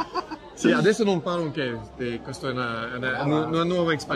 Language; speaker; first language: Italian; non-native, fluent; French